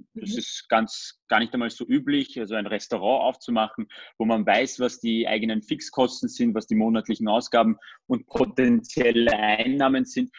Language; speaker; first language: German; early bilingual, other home language; Armenian